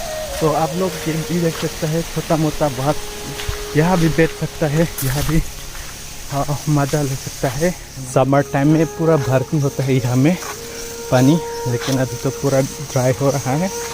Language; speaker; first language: Hindi; non-native, local second language; Karbi